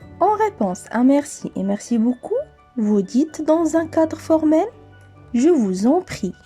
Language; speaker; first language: French; non-native, local second language; Arabic